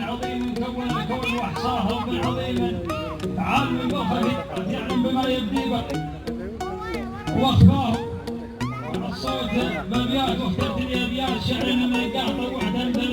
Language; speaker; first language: Arabic; native; Arabic